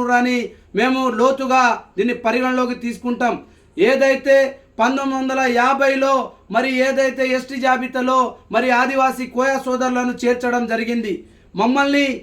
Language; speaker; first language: Telugu; non-native, local second language; Lambadi